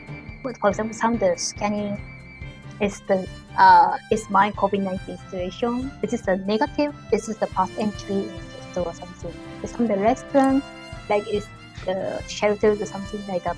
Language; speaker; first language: English; non-native, learner; Japanese